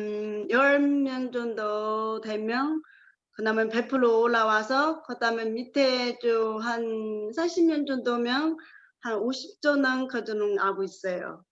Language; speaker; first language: Korean; non-native, learner; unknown